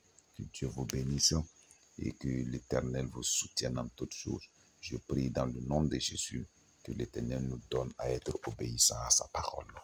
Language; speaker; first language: French; non-native, local second language; Mossi